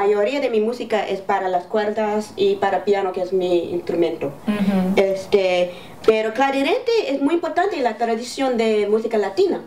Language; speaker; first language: Spanish; early bilingual, heritage; English